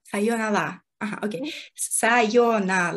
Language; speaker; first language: Japanese; non-native, learner; Russian